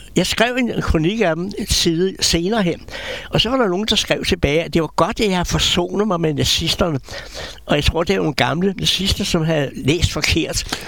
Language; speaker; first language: Danish; native; Danish